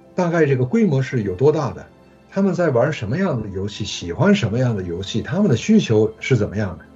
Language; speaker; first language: Chinese; early bilingual, other home language; Japanese